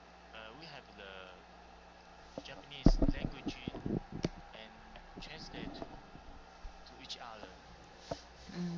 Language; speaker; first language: English; non-native, learner; Chinese